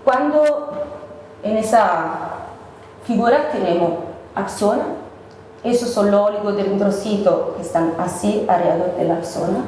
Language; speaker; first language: Spanish; non-native, fluent; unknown